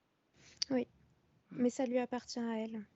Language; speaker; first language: French; native; French